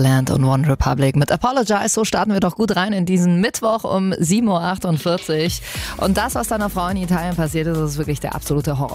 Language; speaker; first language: German; native; German